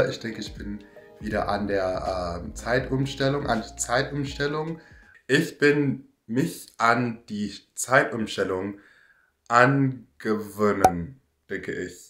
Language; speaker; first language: German; non-native, learner; English